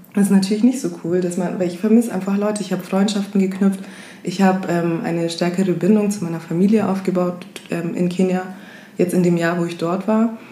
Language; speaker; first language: German; early bilingual, other home language; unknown